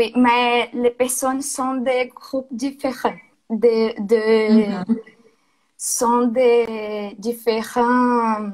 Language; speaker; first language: French; non-native, learner; Portuguese